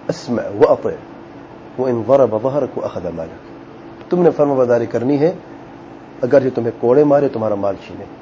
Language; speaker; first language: Urdu; native; Urdu